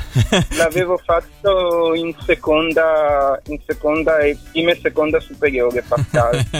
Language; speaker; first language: Italian; native; Italian